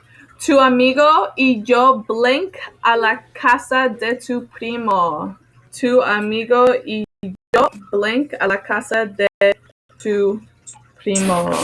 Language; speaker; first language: Spanish; non-native, fluent; English